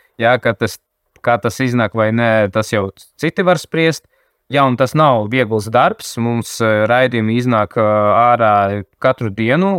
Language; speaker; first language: Latvian; non-native, local second language; Russian